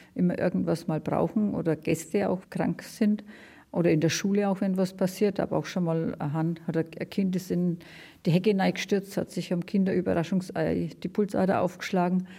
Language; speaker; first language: German; native; German